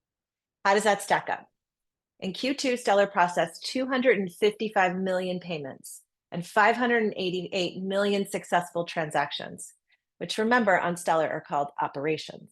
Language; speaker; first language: English; native; English